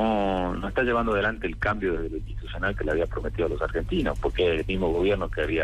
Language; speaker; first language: Spanish; native; Spanish